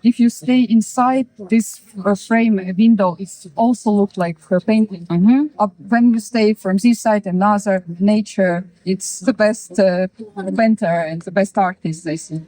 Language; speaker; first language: English; non-native, learner; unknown